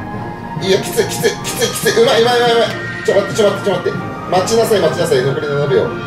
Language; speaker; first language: Japanese; native; Japanese